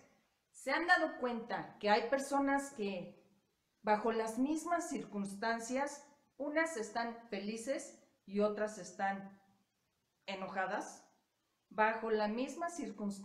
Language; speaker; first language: Spanish; native; Spanish